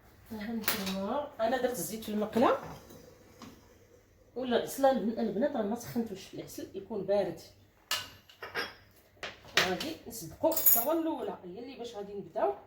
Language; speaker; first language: Arabic; native; Arabic